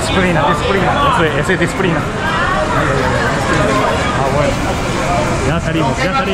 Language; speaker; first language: Spanish; non-native, learner; Japanese